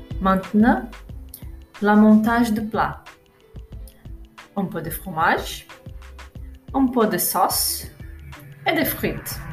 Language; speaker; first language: French; non-native, learner; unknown